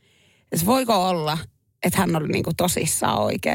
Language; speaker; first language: Finnish; native; Finnish